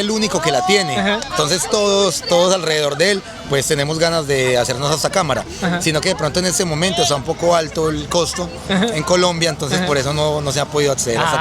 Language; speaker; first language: Spanish; native; Spanish